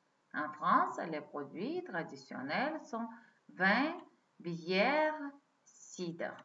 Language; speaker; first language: French; non-native, fluent; Uzbek